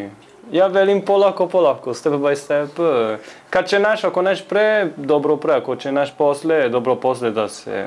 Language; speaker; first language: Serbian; non-native, local second language; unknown